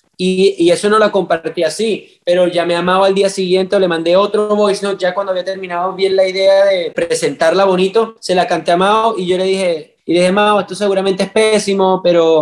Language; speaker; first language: Spanish; native; Spanish